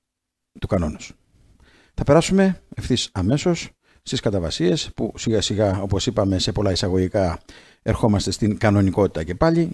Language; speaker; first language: Greek; native; Greek